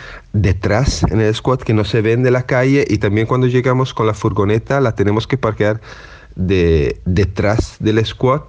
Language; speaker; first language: Spanish; non-native, fluent; Italian